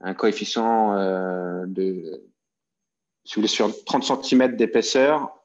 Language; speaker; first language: French; native; French